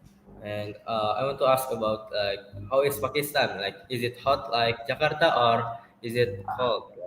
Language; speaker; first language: English; non-native, fluent; Indonesian